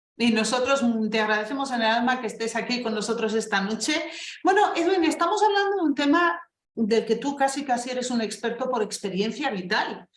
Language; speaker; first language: Spanish; early bilingual, other home language; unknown